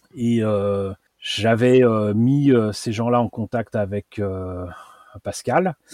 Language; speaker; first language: French; native; French